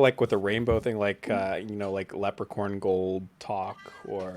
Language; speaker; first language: English; native; English